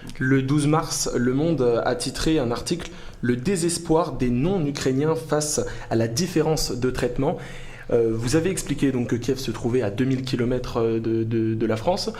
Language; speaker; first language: French; native; French